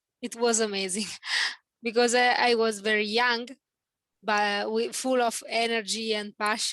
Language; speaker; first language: English; non-native, learner; Italian